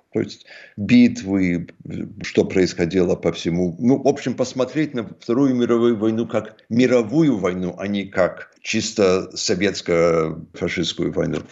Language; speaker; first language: Russian; early bilingual, heritage; Russian